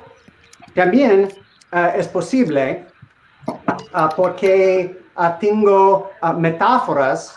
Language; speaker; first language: Spanish; non-native, learner; English